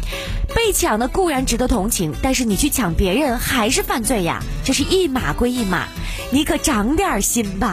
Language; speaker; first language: Chinese; native; Chinese